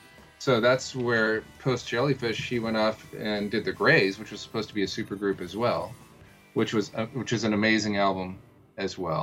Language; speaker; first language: English; native; English